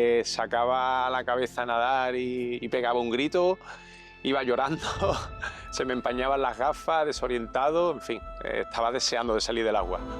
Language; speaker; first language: Spanish; native; Spanish